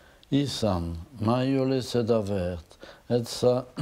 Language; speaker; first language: Finnish; non-native, fluent; French